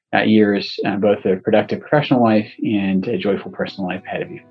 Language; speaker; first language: English; native; English